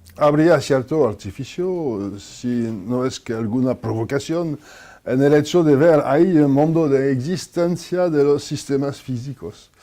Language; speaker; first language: Spanish; non-native, fluent; French